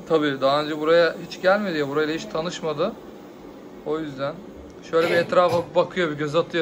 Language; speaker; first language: Turkish; native; Turkish